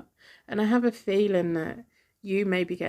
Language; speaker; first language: English; native; English